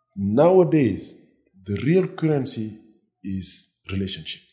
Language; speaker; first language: English; non-native, fluent; Wolof